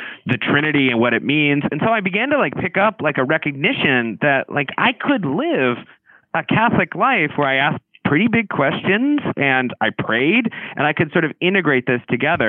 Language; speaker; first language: English; native; English